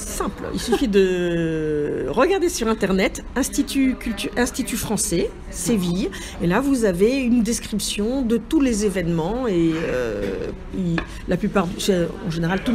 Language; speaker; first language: French; native; French